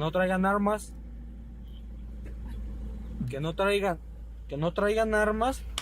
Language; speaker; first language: Spanish; native; Spanish